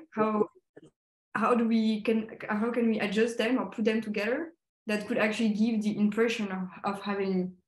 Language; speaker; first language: English; non-native, fluent; French